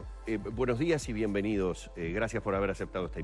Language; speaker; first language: Spanish; native; Spanish